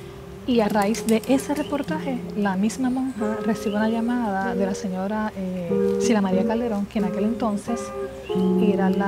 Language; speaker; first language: Spanish; native; Spanish